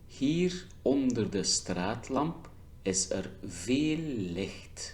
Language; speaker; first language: Dutch; non-native, fluent; Turkish